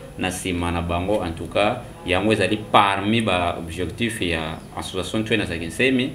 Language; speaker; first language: Lingala; non-native, local second language; Kongo